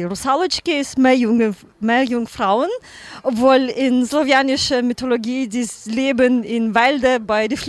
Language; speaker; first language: German; non-native, learner; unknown